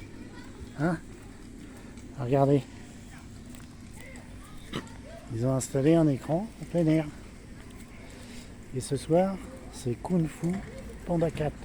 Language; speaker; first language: French; native; French